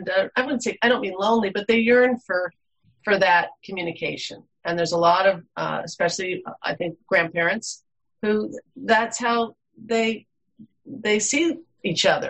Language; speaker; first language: English; native; English